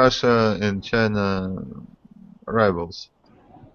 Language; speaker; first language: English; non-native, learner; Russian